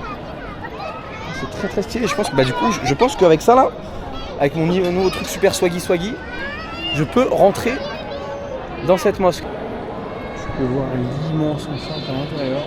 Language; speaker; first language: French; native; French